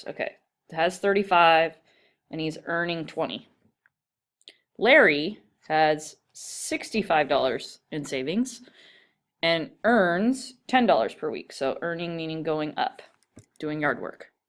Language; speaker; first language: English; native; English